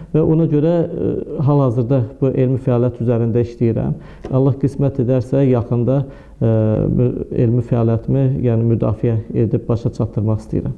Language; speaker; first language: Azerbaijani; native; Azerbaijani